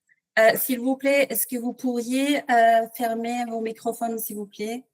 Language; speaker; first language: French; non-native, fluent; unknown